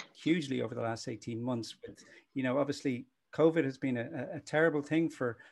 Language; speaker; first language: English; native; English